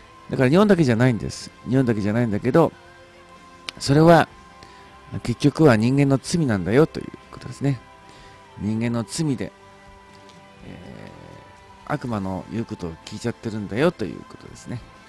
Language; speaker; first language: Japanese; native; Japanese